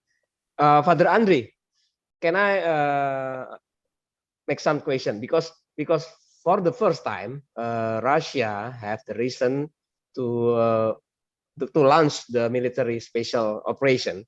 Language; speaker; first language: English; non-native, learner; Indonesian